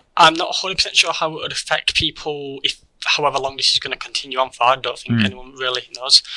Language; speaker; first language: English; native; English